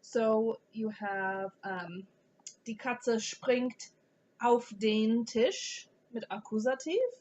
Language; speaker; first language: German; non-native, fluent; English